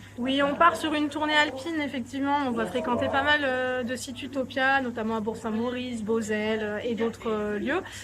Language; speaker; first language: French; native; French